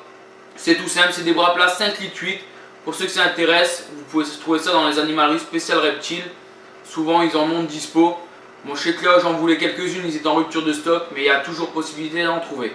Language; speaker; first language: French; native; French